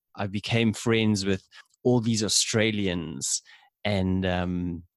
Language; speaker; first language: English; native; English